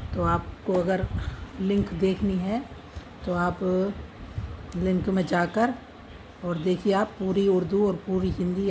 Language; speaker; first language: Hindi; native; Hindi